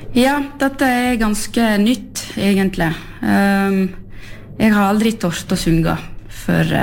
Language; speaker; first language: Norwegian; early bilingual, heritage; French